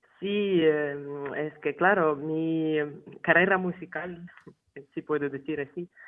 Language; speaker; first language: Spanish; non-native, fluent; Ukrainian